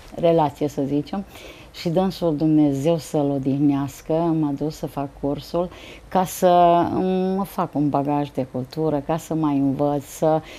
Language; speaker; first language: Romanian; native; Romanian